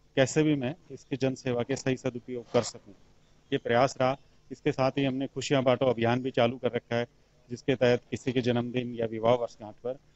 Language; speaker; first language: Hindi; native; Hindi